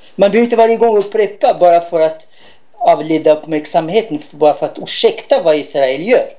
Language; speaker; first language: Swedish; non-native, fluent; Arabic